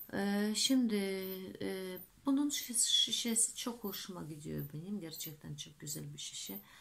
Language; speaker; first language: Turkish; non-native, fluent; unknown